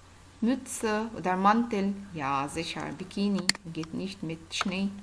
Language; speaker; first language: German; non-native, fluent; Arabic